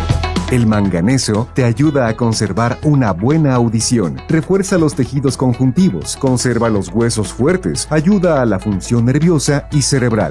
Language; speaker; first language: Spanish; native; Spanish